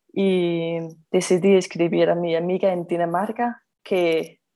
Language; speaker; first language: Spanish; non-native, fluent; Danish